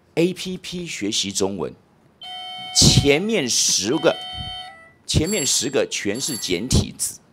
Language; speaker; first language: Chinese; native; Chinese